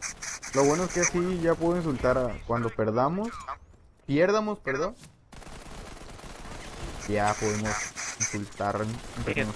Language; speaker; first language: Spanish; native; Spanish